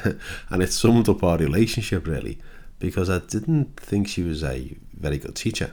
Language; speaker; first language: English; native; English